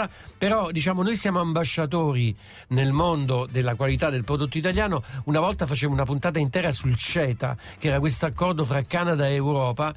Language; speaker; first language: Italian; native; Italian